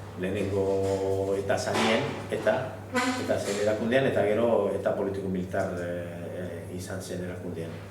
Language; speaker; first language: Basque; native; Basque